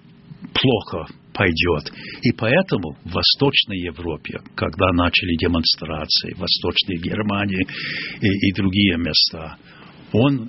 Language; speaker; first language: Russian; non-native, fluent; English